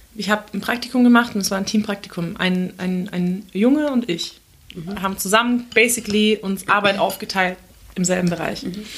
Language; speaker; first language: German; early bilingual, other home language; Turkish